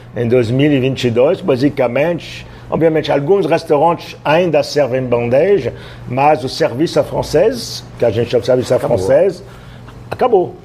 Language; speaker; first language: Portuguese; non-native, fluent; French